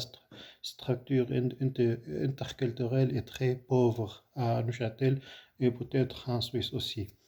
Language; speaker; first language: French; non-native, fluent; Arabic